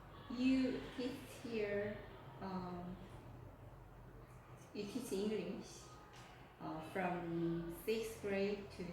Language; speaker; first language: English; non-native, fluent; Korean